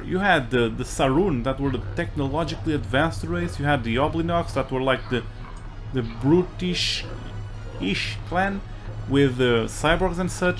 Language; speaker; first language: English; non-native, fluent; Portuguese